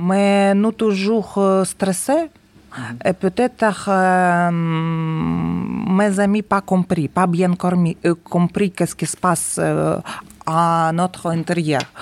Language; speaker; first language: French; non-native, learner; Ukrainian